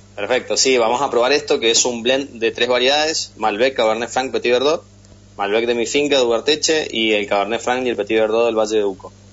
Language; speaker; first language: Spanish; native; Spanish